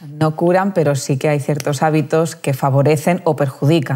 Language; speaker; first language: Spanish; native; Spanish